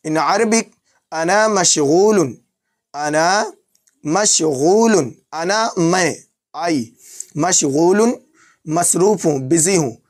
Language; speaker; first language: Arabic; non-native, fluent; Urdu